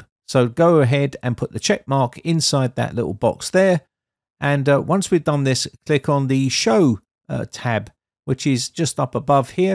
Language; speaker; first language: English; native; English